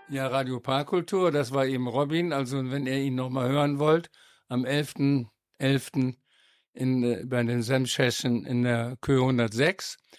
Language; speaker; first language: German; native; German